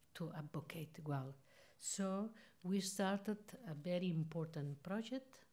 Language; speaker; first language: English; non-native, fluent; Spanish